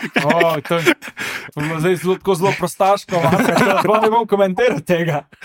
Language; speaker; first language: Slovenian; native; Slovenian